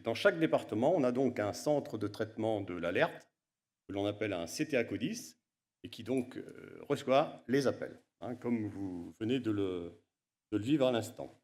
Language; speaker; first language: French; native; French